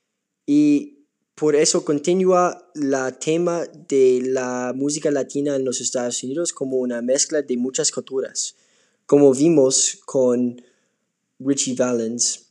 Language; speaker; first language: Spanish; non-native, learner; English